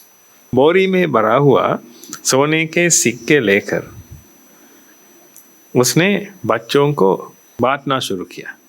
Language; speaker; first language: Hindi; non-native, fluent; Sinhala